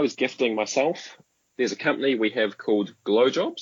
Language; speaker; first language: English; native; English